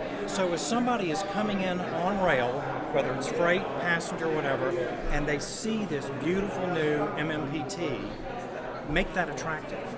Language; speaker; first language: English; native; English